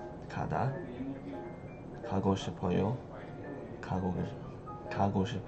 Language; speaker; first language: Korean; non-native, learner; English